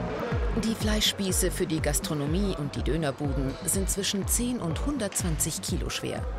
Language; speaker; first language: German; native; German